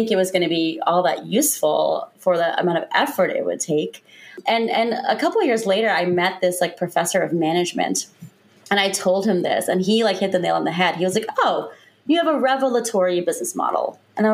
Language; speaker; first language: English; native; English